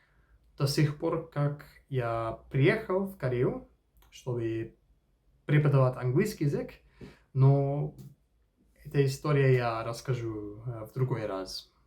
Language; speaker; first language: Russian; non-native, fluent; English